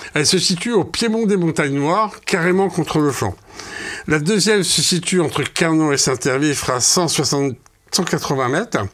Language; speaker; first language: French; native; French